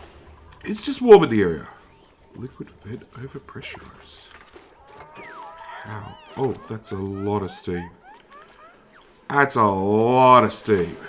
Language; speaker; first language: English; native; English